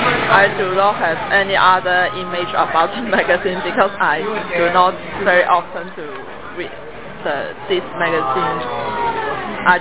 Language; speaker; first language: English; non-native, learner; Cantonese